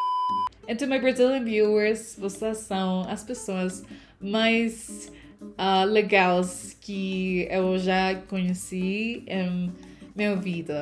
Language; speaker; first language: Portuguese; non-native, learner; Spanish